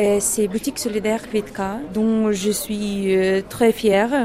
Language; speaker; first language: French; non-native, fluent; Ukrainian